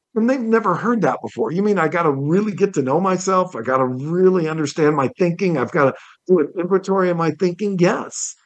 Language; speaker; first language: English; native; English